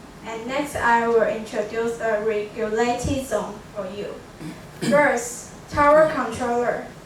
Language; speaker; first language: English; non-native, learner; Chinese